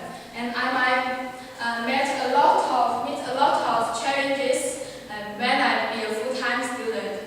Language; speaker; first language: English; non-native, learner; Chinese